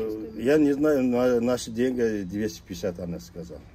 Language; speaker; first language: Russian; non-native, local second language; Kazakh